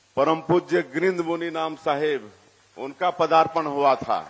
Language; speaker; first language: Hindi; native; Hindi